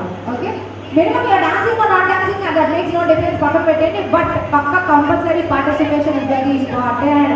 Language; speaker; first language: Telugu; native; Telugu